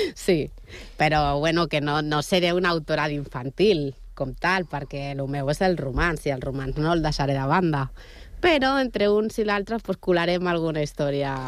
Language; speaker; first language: Catalan; non-native, local second language; Spanish